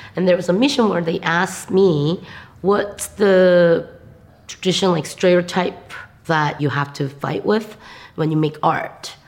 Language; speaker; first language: English; non-native, fluent; Korean